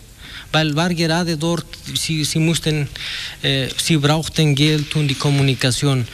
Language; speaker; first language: German; non-native, learner; Spanish